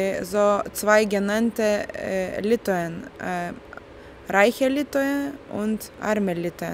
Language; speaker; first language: German; non-native, fluent; Lithuanian